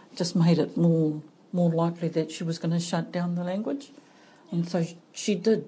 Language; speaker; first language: English; native; English